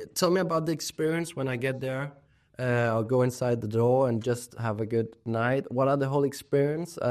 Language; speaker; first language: English; non-native, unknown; Danish